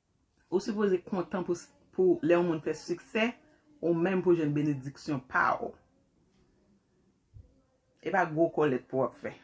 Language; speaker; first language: French; non-native, local second language; Haitian Creole